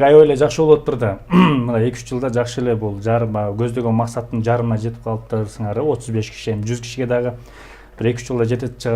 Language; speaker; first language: Kyrgyz; native; Kyrgyz